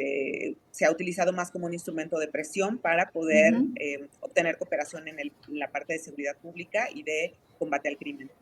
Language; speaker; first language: Spanish; native; Spanish